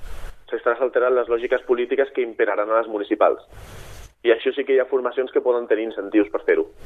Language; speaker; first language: Catalan; native; Catalan